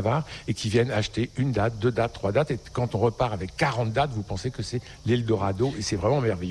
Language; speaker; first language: French; native; French